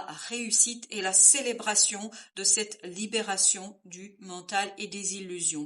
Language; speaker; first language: French; native; French